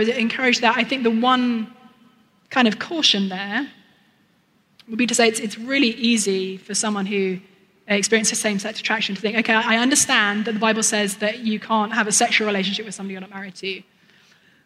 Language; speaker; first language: English; native; English